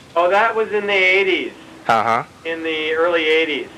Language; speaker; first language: English; native; English